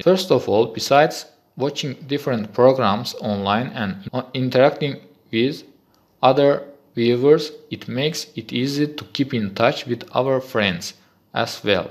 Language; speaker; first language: English; non-native, fluent; Azerbaijani